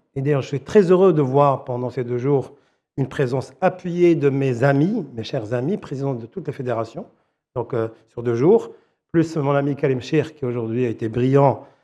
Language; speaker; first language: French; non-native, local second language; Arabic